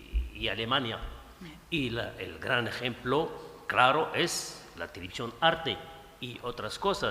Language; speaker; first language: Spanish; non-native, fluent; Arabic